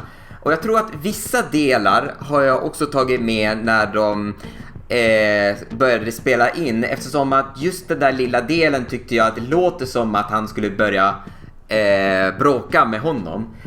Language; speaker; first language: Swedish; native; Swedish